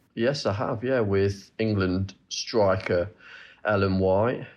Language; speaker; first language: English; native; English